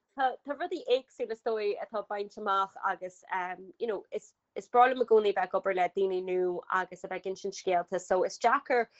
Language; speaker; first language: Irish; native; Irish